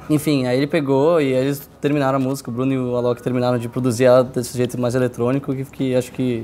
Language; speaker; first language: Portuguese; native; Portuguese